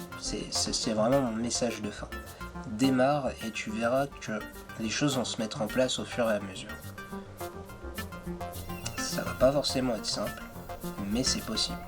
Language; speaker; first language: French; native; French